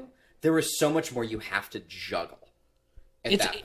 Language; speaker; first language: English; native; English